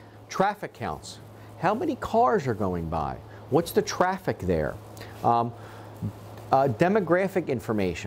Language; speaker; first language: English; native; English